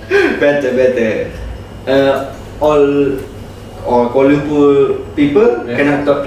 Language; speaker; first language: English; non-native, learner; Malay